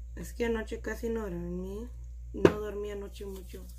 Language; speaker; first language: Spanish; early bilingual, heritage; Spanish